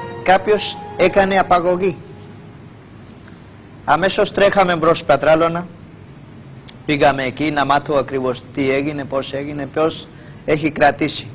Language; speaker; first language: Greek; non-native, fluent; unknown